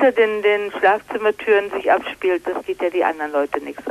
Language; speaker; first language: German; native; German